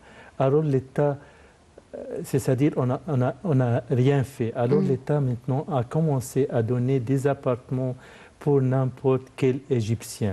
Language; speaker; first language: French; non-native, fluent; Arabic